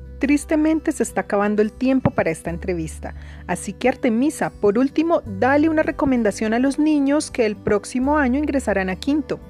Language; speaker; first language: Spanish; native; Spanish